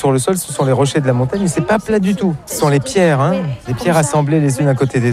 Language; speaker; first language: French; native; French